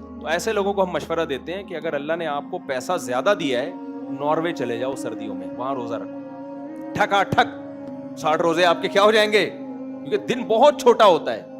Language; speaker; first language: Urdu; native; Urdu